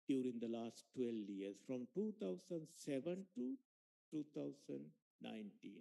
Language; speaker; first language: English; non-native, local second language; Sinhala